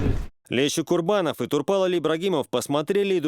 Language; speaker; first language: Russian; native; Russian